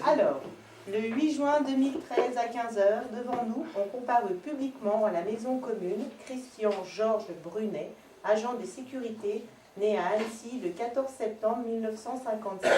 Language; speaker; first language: French; native; French